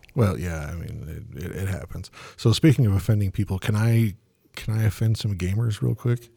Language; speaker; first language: English; native; English